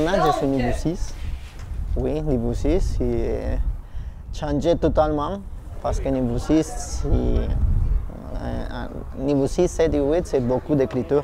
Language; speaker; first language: French; non-native, learner; Spanish